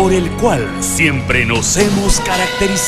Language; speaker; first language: Spanish; native; Spanish